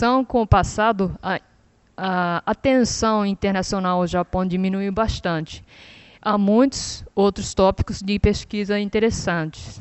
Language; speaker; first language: Portuguese; non-native, fluent; Japanese